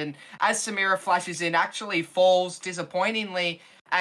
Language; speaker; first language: English; native; English